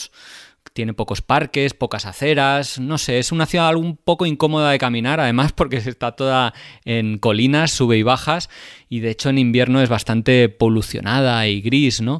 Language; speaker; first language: Spanish; native; Spanish